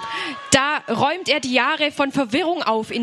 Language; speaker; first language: German; native; German